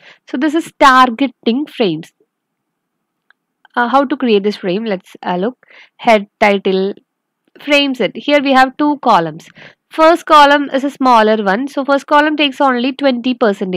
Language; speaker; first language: English; non-native, local second language; Malayalam